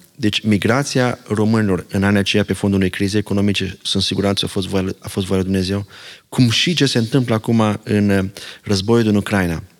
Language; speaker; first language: Romanian; non-native, local second language; Slovak